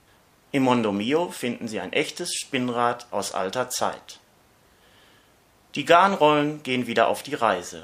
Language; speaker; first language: German; native; German